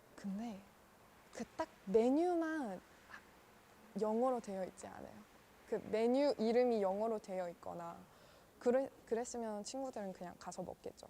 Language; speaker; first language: Korean; non-native, fluent; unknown